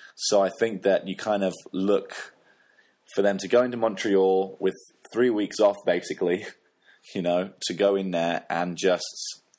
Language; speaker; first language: English; native; English